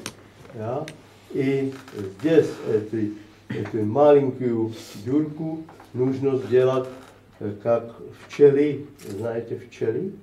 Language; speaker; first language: Czech; non-native, learner; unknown